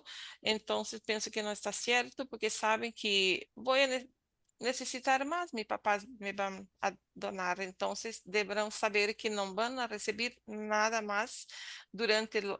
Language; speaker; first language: Spanish; non-native, learner; Portuguese